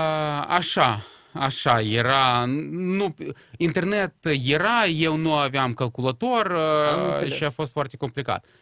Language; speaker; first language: Romanian; non-native, local second language; Russian